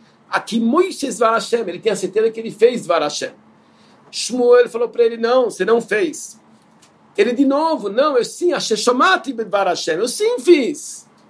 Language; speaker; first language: Portuguese; non-native, fluent; Hebrew